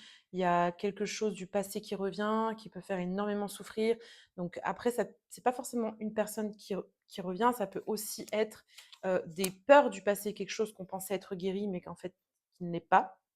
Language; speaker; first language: French; native; French